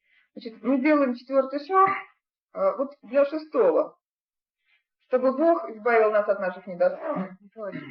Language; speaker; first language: Russian; native; Russian